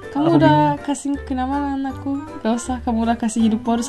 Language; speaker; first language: Indonesian; non-native, fluent; Turkish